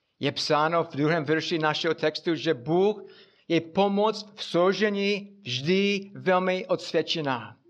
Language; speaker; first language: Czech; non-native, fluent; English